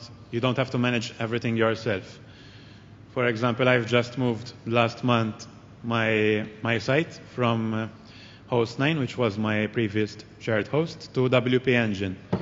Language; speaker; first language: English; non-native, local second language; Maltese